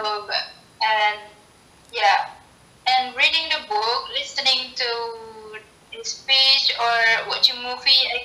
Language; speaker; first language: English; non-native, learner; Indonesian